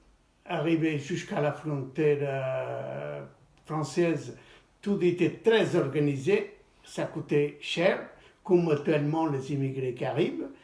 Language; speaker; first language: French; non-native, fluent; Portuguese